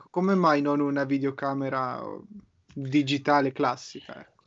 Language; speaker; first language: Italian; native; Italian